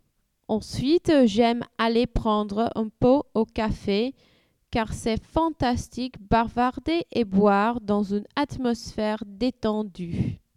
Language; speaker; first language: French; non-native, learner; English